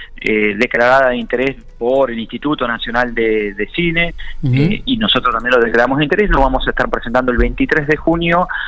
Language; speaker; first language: Spanish; native; Spanish